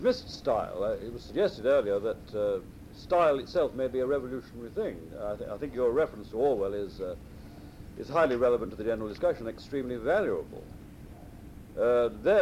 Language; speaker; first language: English; native; English